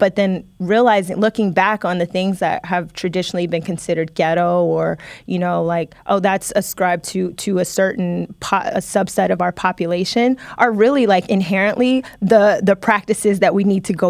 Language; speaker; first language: English; native; English